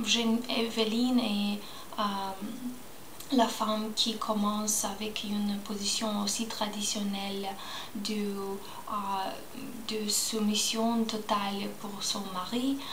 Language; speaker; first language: French; non-native, learner; Spanish